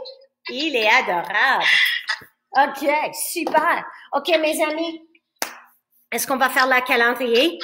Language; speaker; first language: French; non-native, fluent; English